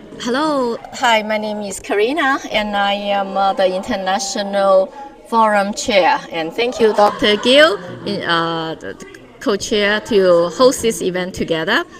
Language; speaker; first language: English; non-native, fluent; Chinese